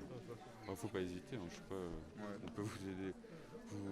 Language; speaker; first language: French; native; French